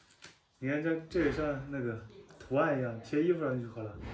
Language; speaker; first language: Chinese; native; Chinese